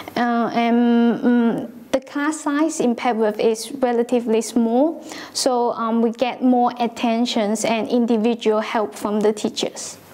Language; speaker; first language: English; non-native, local second language; Cantonese